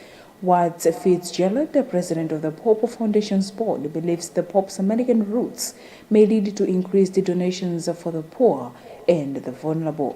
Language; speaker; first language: English; non-native, local second language; Nyanja